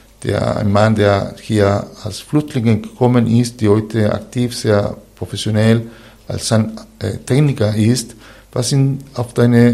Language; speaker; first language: German; non-native, fluent; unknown